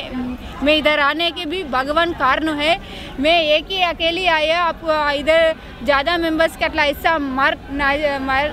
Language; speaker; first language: Hindi; non-native, local second language; Telugu